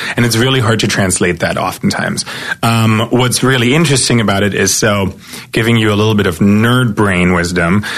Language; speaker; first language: English; non-native, fluent; German